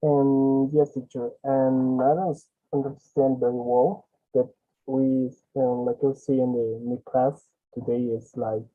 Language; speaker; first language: English; non-native, learner; Spanish